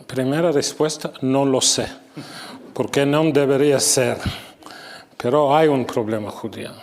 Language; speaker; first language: Spanish; non-native, fluent; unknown